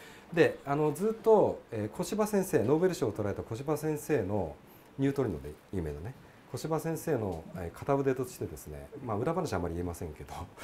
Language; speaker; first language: Japanese; native; Japanese